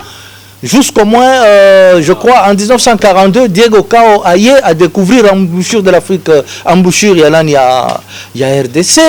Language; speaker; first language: French; non-native, local second language; Lingala